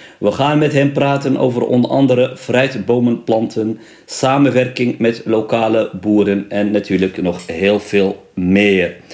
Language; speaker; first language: Dutch; early bilingual, other home language; Riffian